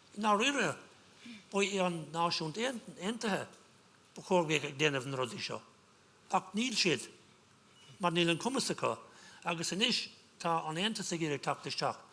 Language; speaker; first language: Irish; non-native, local second language; English